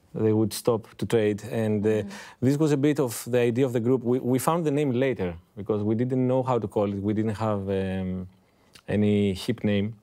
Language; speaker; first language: English; non-native, fluent; Greek